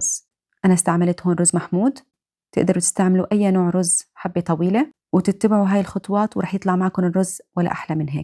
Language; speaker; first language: Arabic; native; Arabic